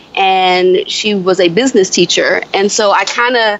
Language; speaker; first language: English; native; English